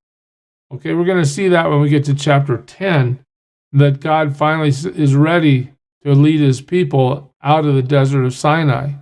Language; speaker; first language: English; native; English